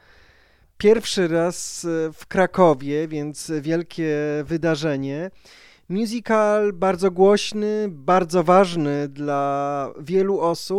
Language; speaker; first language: Polish; native; Polish